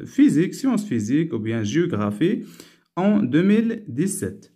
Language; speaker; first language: French; non-native, local second language; Arabic